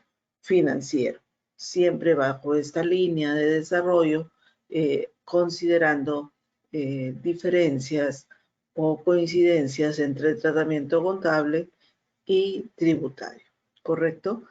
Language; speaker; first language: Spanish; native; Spanish